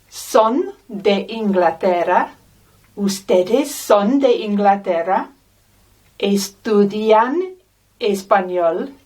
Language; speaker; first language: Spanish; non-native, fluent; English